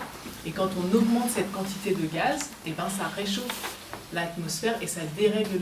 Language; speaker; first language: French; native; French